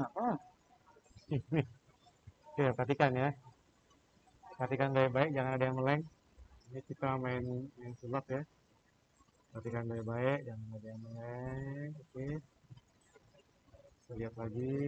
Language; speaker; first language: Indonesian; native; Indonesian